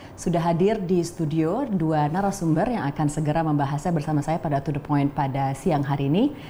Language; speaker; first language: Indonesian; native; Indonesian